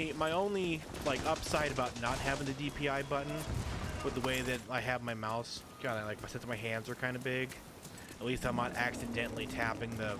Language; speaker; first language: English; native; English